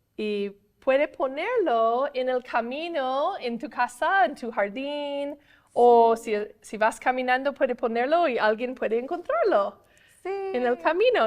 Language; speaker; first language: Spanish; non-native, fluent; English